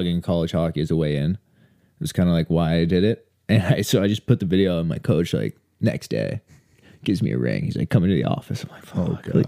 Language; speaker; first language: English; native; English